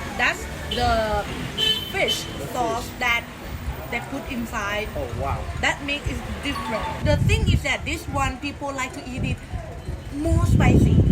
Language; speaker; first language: English; non-native, learner; Thai